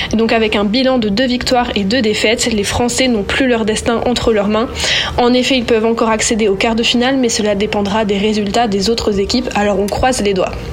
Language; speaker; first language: French; native; French